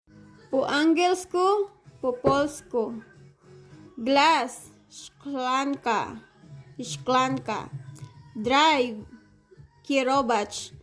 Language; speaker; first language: Polish; non-native, learner; Filipino